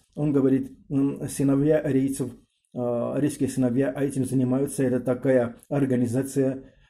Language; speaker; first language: Russian; non-native, local second language; Armenian